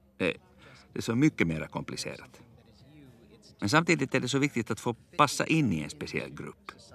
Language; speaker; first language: Swedish; native; Swedish